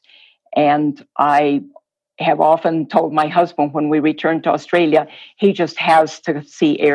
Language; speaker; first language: English; non-native, fluent; Spanish